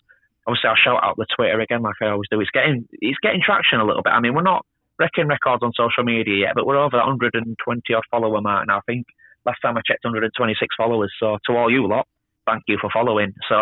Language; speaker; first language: English; native; English